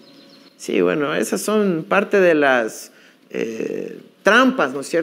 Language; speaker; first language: Spanish; native; Spanish